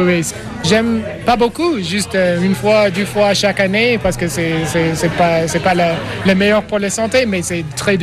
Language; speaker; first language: French; non-native, learner; English